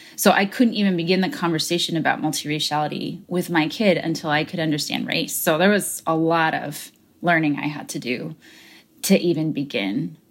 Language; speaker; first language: English; native; English